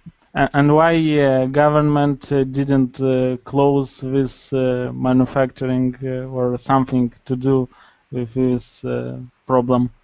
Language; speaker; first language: English; non-native, learner; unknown